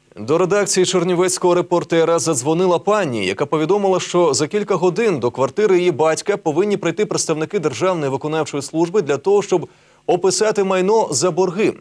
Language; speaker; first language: Ukrainian; native; Ukrainian